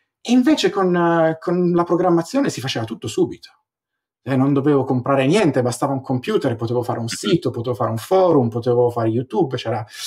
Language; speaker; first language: Italian; native; Italian